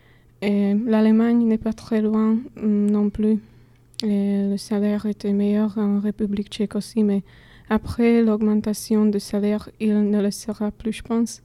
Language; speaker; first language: French; non-native, fluent; Slovak